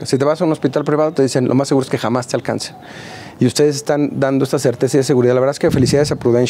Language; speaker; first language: Spanish; native; Spanish